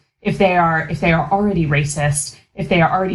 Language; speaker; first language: English; native; English